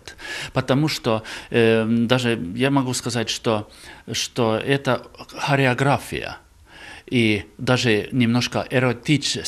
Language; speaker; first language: Russian; non-native, fluent; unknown